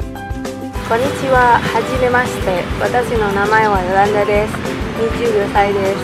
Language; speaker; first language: Japanese; non-native, fluent; Indonesian